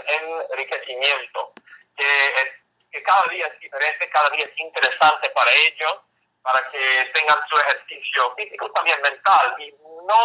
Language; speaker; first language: Spanish; non-native, fluent; English